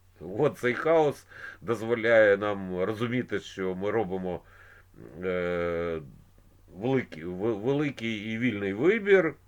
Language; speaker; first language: Ukrainian; non-native, local second language; Russian